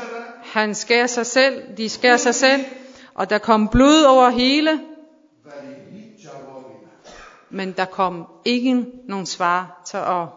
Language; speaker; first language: Danish; non-native, fluent; Persian